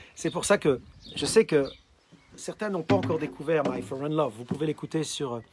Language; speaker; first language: French; native; French